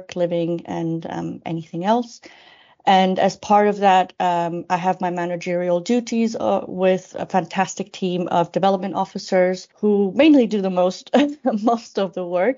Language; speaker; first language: English; non-native, fluent; Spanish